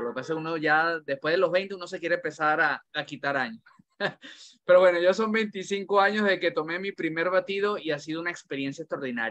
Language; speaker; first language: Spanish; native; Spanish